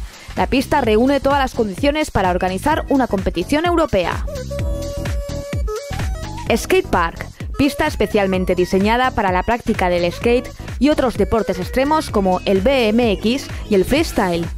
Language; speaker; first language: Spanish; native; Spanish